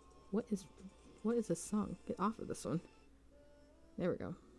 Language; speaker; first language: English; native; English